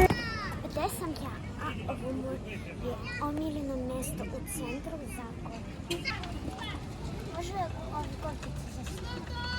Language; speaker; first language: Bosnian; non-native, learner; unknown